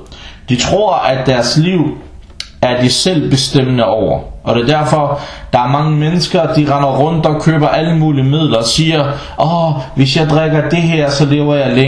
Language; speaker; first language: Danish; non-native, fluent; Arabic